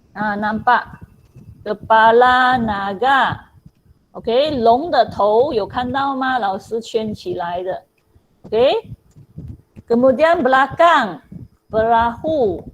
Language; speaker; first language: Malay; non-native, local second language; Chinese